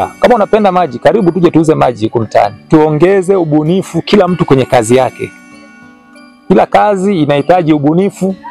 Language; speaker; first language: Swahili; non-native, local second language; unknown